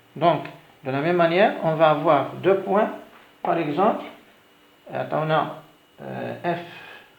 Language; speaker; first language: French; non-native, local second language; Arabic